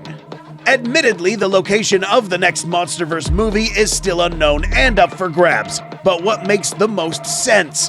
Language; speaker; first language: English; native; English